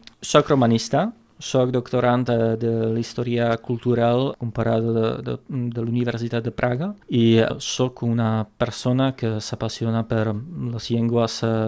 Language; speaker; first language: Catalan; non-native, fluent; Czech